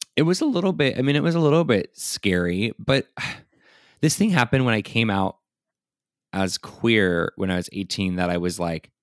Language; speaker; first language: English; native; English